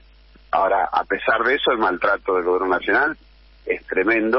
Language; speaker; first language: Spanish; native; Spanish